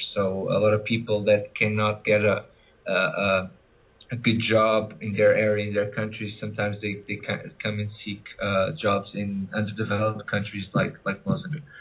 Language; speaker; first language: English; early bilingual, other home language; Portuguese